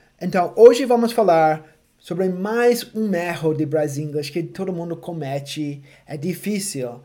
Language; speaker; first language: Portuguese; non-native, fluent; English